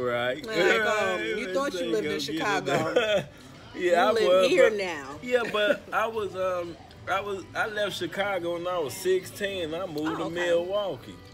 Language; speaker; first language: English; native; English